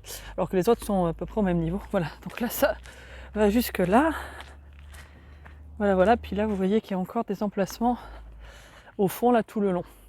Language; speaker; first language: French; native; French